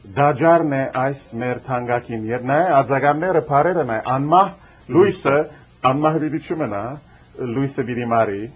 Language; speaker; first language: Armenian; early bilingual, heritage; Armenian